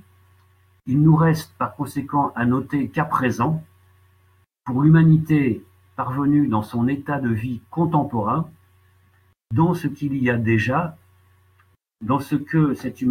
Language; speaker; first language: French; native; French